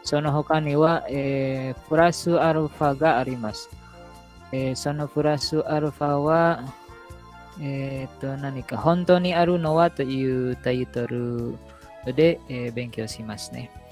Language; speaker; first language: Japanese; non-native, fluent; Indonesian